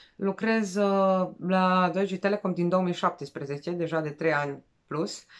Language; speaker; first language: Romanian; non-native, fluent; Serbian